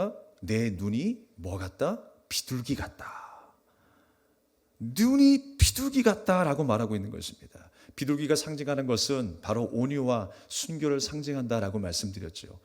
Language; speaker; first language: Korean; native; Korean